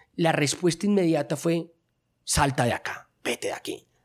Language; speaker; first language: Spanish; native; Spanish